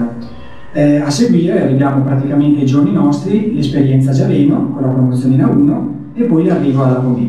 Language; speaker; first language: Italian; native; Italian